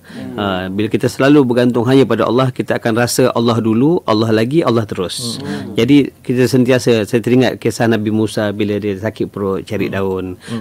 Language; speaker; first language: Malay; native; Malay